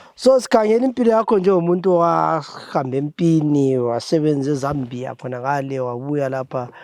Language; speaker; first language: Zulu; native; Zulu